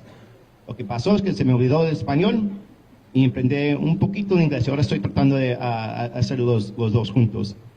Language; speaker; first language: Spanish; early bilingual, heritage; English